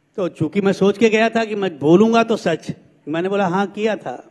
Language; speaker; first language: Hindi; native; Hindi